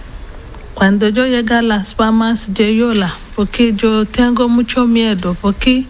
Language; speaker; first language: Spanish; non-native, learner; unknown